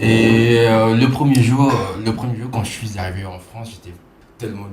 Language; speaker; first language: French; non-native, fluent; Khmer